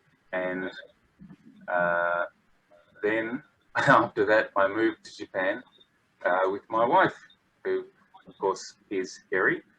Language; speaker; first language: English; non-native, fluent; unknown